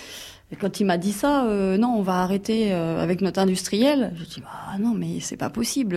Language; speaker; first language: French; native; French